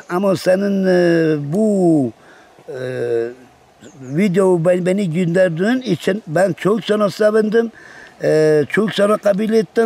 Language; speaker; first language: Turkish; non-native, local second language; Kurdish